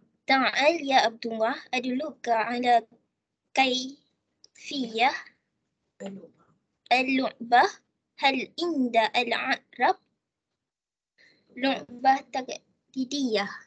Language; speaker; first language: Arabic; non-native, learner; Malay